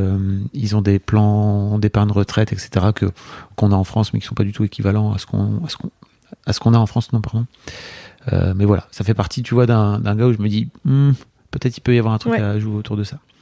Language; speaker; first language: French; native; French